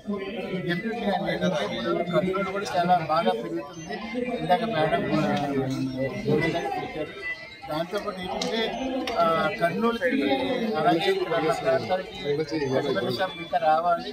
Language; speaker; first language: Telugu; native; Telugu